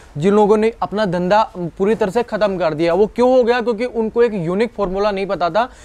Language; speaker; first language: Hindi; native; Hindi